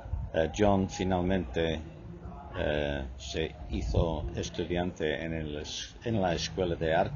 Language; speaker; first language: Spanish; non-native, fluent; English